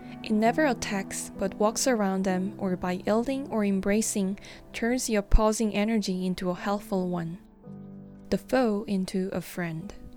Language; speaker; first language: English; non-native, fluent; Korean